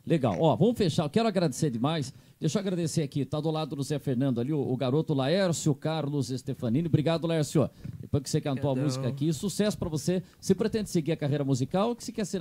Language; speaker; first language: Portuguese; native; Portuguese